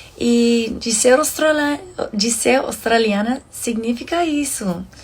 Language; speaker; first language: Portuguese; non-native, learner; English